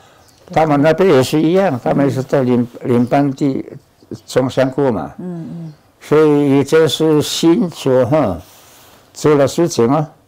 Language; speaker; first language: Chinese; non-native, local second language; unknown